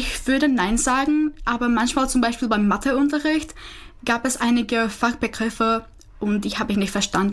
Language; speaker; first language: German; non-native, learner; Czech